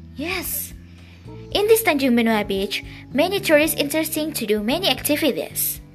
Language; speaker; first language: English; non-native, learner; Indonesian